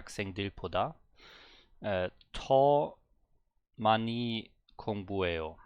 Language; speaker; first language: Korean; non-native, learner; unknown